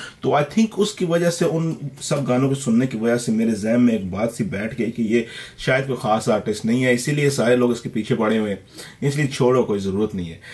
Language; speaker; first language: Urdu; early bilingual, other home language; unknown